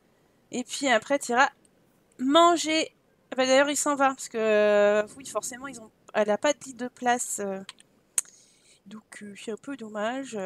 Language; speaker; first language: French; native; French